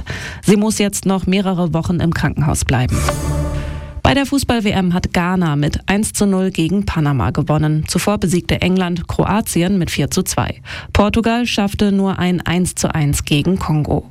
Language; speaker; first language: German; native; German